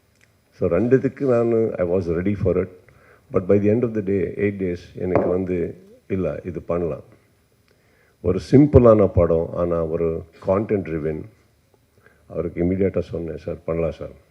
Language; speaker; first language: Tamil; non-native, learner; Kannada